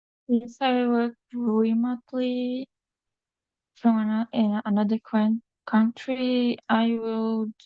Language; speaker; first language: English; non-native, learner; Portuguese